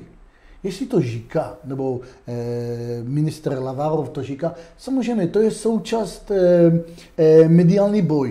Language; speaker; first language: Czech; non-native, fluent; Hebrew